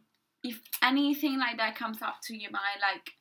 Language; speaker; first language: English; non-native, fluent; Italian